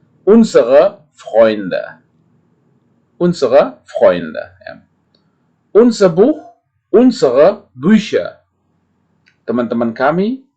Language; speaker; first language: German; non-native, fluent; Indonesian